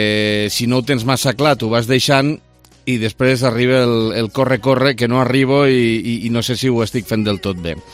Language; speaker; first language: Catalan; native; Catalan